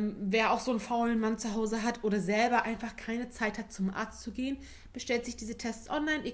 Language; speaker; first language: German; early bilingual, other home language; Turkish